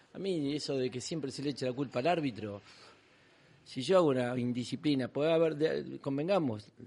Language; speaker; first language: Spanish; native; Spanish